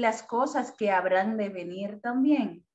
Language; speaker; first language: Spanish; non-native, fluent; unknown